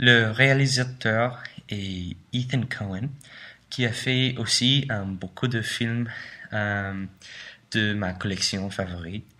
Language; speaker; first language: French; non-native, learner; English